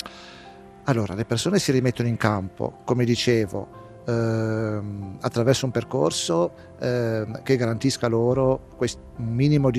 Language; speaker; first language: Italian; native; Italian